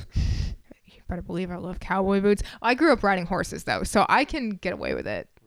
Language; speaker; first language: English; native; English